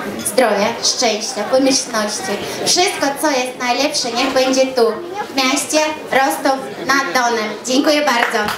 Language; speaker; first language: Polish; early bilingual, heritage; Russian